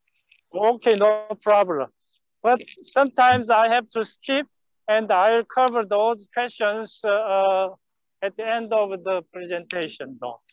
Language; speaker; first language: English; non-native, fluent; Korean